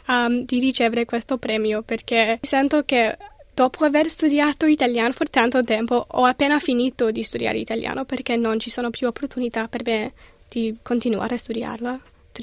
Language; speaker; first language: Italian; non-native, learner; English